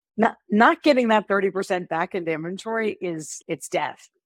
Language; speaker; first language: English; native; English